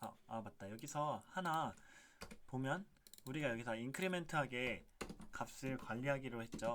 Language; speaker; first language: Korean; native; Korean